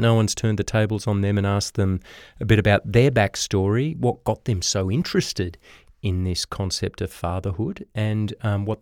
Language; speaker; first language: English; native; English